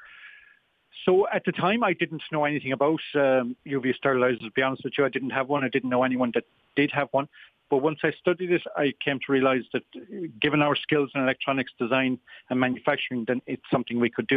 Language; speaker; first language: English; native; English